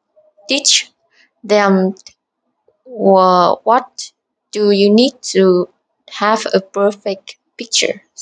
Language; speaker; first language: English; non-native, learner; Vietnamese